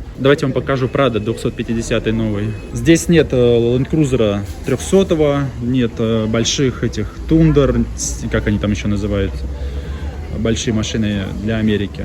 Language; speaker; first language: Russian; native; Russian